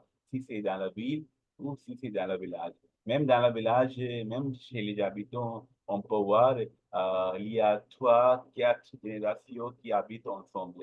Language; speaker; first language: French; non-native, learner; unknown